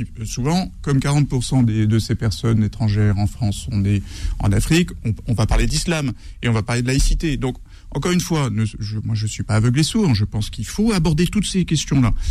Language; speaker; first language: French; native; French